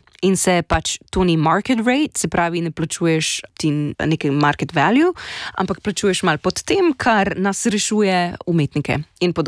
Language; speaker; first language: Slovenian; native; Slovenian